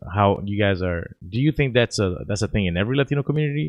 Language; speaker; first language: English; early bilingual, other home language; Spanish